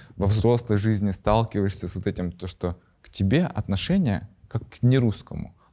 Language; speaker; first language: Russian; native; Russian